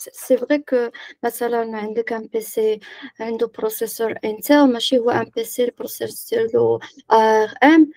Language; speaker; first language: French; non-native, local second language; Arabic